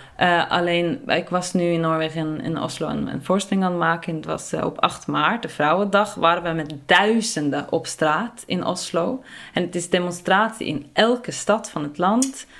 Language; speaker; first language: Dutch; non-native, fluent; Norwegian